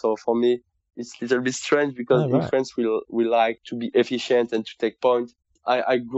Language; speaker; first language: English; non-native, fluent; French